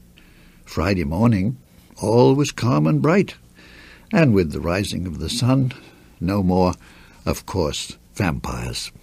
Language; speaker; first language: English; native; English